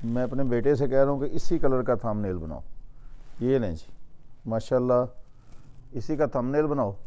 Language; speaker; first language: Urdu; non-native, local second language; Punjabi